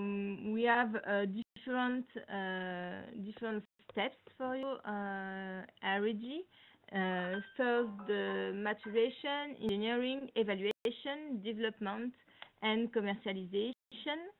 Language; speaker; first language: English; non-native, learner; French